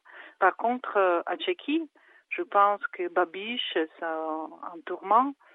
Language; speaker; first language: French; non-native, fluent; Czech